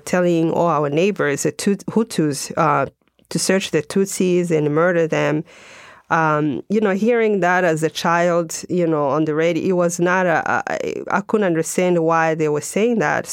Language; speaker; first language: English; non-native, local second language; Kinyarwanda